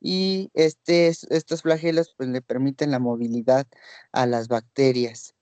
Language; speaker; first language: Spanish; native; Spanish